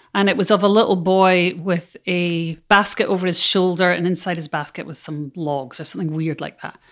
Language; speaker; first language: English; native; English